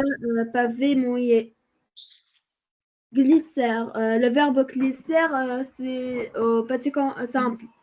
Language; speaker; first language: French; non-native, learner; Arabic